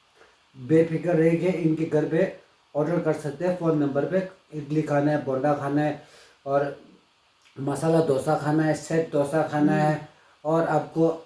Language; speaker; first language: Hindi; non-native, local second language; Tibetan